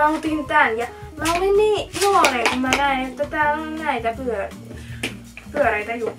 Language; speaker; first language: Finnish; native; Finnish